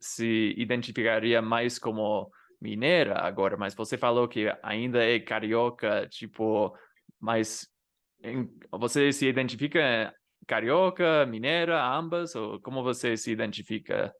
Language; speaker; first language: Portuguese; non-native, fluent; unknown